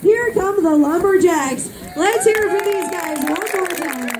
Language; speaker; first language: English; native; English